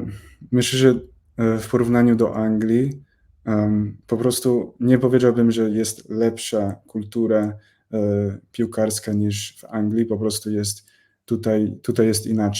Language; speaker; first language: Polish; non-native, fluent; English